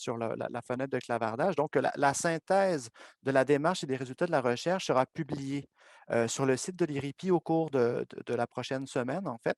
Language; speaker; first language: French; native; French